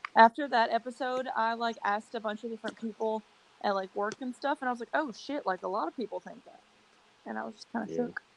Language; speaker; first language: English; native; English